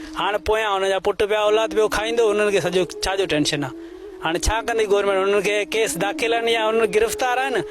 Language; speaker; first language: Sindhi; non-native, local second language; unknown